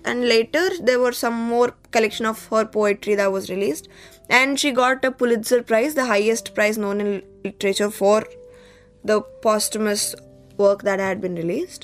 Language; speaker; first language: English; non-native, local second language; Telugu